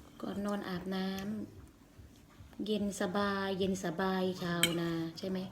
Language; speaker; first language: Thai; native; Thai